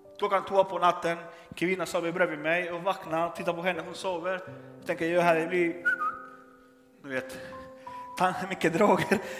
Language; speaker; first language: Swedish; non-native, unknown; Spanish